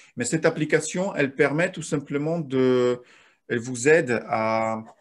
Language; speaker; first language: French; non-native, fluent; Polish